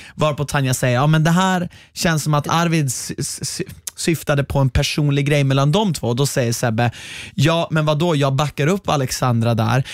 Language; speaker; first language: Swedish; native; Swedish